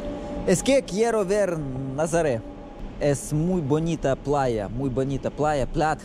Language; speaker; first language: Spanish; non-native, learner; Russian